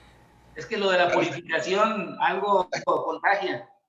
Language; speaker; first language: Spanish; native; Spanish